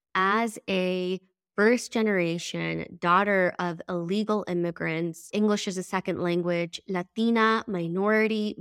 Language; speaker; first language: English; early bilingual, other home language; Spanish